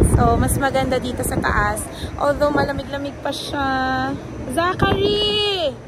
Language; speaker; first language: Filipino; native; Filipino